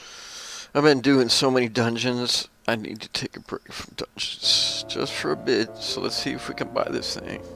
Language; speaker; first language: English; native; English